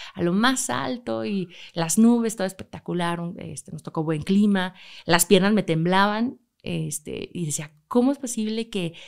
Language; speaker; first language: Spanish; native; Spanish